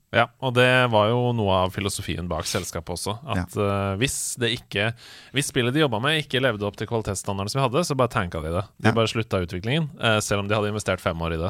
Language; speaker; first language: Norwegian; native; Norwegian